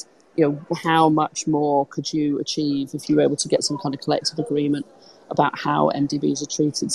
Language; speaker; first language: English; native; English